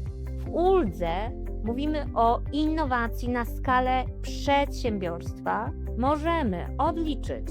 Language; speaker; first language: Polish; native; Polish